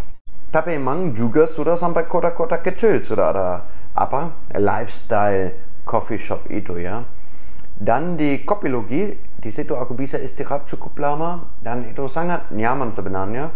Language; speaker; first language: Indonesian; non-native, fluent; German